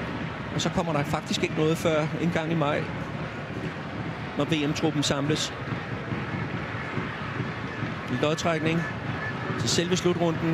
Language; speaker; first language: Danish; native; Danish